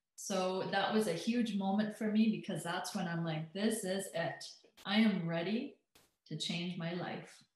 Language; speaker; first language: English; native; English